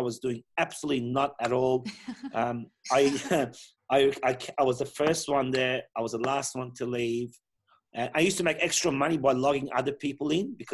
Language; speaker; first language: English; early bilingual, other home language; Persian